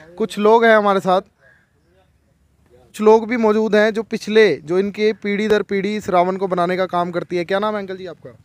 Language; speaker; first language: Hindi; native; Hindi